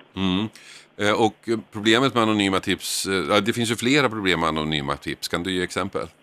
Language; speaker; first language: Swedish; native; Swedish